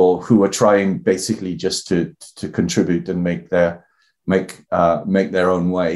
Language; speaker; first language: English; native; English